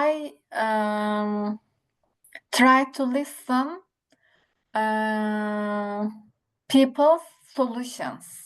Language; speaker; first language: English; non-native, learner; Turkish